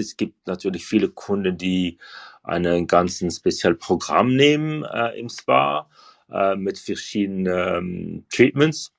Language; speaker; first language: German; non-native, learner; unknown